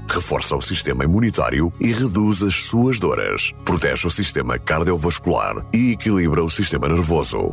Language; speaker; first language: Portuguese; native; Portuguese